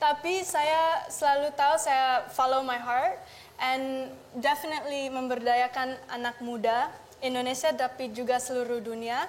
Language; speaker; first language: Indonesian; non-native, local second language; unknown